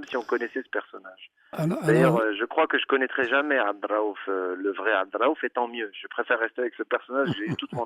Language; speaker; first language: French; native; French